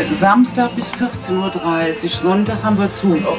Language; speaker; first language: German; native; German